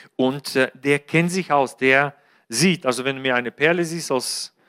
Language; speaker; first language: German; non-native, fluent; Bulgarian